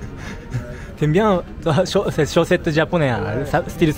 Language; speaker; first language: French; non-native, learner; Japanese